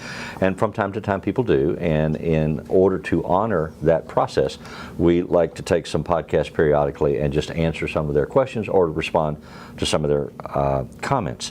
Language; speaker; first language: English; native; English